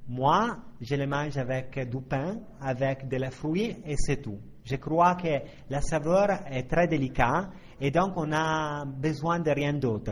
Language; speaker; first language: French; non-native, fluent; Italian